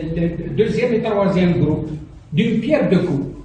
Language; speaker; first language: French; non-native, local second language; Arabic